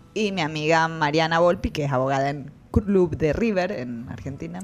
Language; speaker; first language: Spanish; native; Spanish